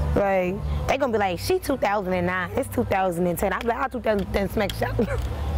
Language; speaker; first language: English; native; English